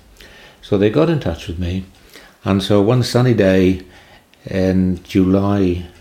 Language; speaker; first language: English; native; English